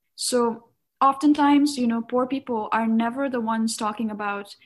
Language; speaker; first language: English; non-native, local second language; Nepali